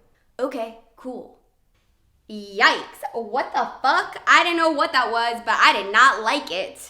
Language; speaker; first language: English; native; English